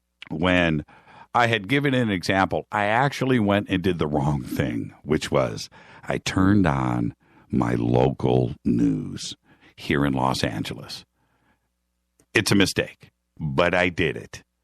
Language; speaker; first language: English; native; English